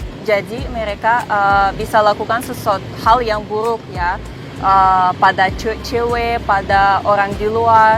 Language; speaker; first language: Indonesian; non-native, fluent; Russian